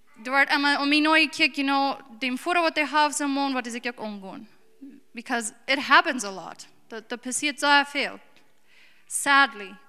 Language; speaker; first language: German; early bilingual, heritage; English